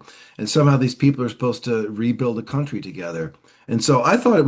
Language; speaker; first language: English; native; English